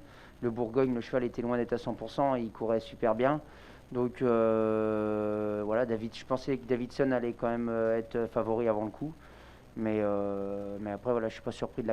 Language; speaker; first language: French; native; French